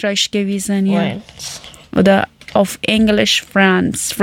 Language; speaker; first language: German; non-native, learner; Persian